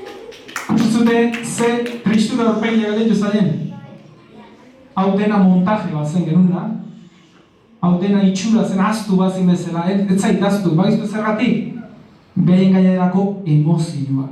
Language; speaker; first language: Basque; native; Basque